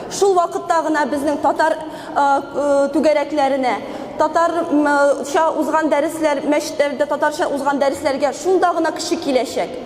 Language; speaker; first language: Tatar; native; Tatar